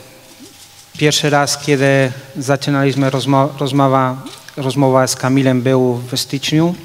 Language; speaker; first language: Polish; non-native, fluent; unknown